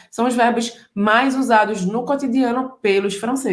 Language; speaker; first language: Portuguese; native; Portuguese